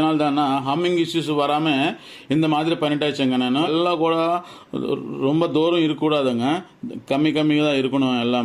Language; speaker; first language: Tamil; non-native, local second language; Telugu